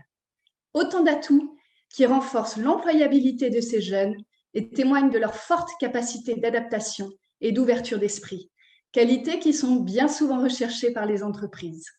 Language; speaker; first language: French; native; French